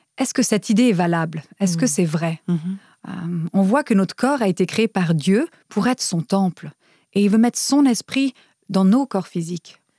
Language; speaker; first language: French; non-native, fluent; Romanian